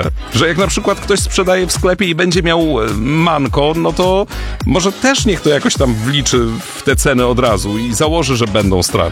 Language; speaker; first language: Polish; native; Polish